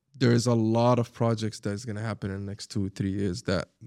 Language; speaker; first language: English; non-native, fluent; Arabic